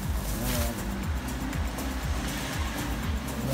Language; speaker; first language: Spanish; non-native, learner; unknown